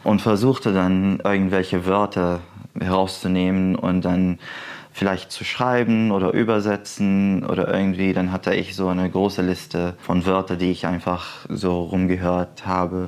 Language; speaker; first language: German; non-native, fluent; Arabic